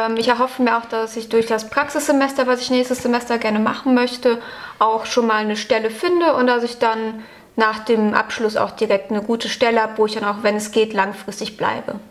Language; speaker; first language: German; native; German